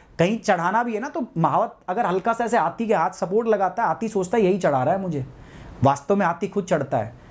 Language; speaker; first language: Hindi; native; Hindi